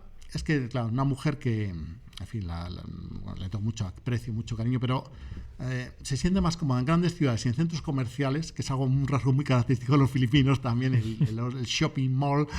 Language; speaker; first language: Spanish; native; Spanish